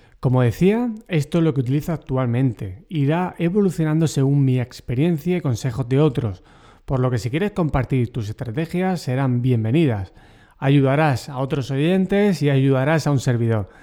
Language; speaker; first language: Spanish; native; Spanish